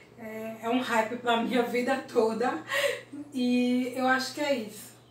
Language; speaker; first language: Portuguese; early bilingual, other home language; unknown